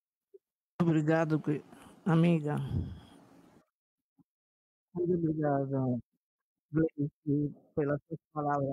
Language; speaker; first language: Portuguese; non-native, fluent; Spanish